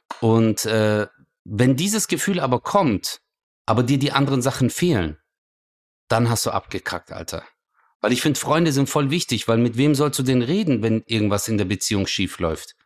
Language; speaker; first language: German; early bilingual, other home language; Turkish